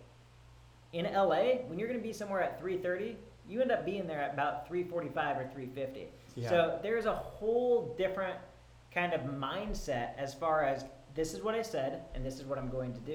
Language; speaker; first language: English; native; English